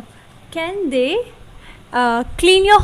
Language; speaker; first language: English; non-native, learner; Hindi